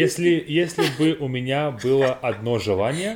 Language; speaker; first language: Russian; non-native, learner; English